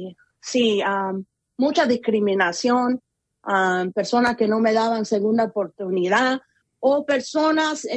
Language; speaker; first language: Spanish; early bilingual, heritage; Spanish